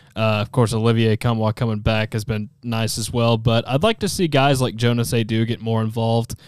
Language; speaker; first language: English; native; English